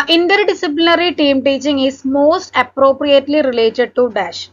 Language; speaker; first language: English; non-native, local second language; Malayalam